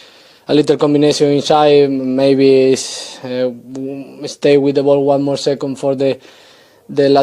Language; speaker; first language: English; non-native, learner; Spanish